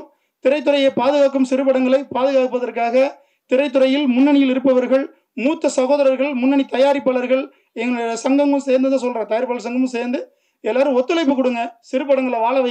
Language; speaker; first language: Tamil; native; Tamil